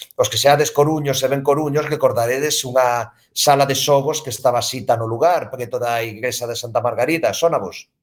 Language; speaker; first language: Galician; native; Galician